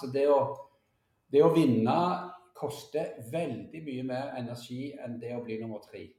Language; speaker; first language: Norwegian; native; Norwegian